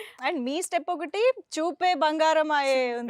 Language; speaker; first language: Telugu; native; Telugu